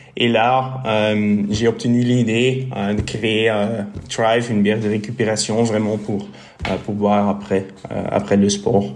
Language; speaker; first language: French; non-native, local second language; Dutch